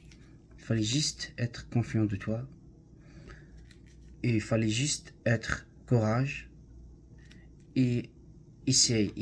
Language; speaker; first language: French; non-native, learner; Arabic